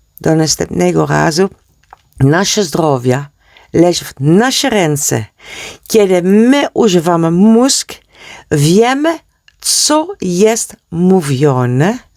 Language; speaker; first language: Polish; non-native, learner; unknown